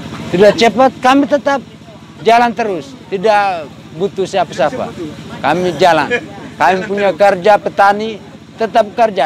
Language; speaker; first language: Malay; non-native, local second language; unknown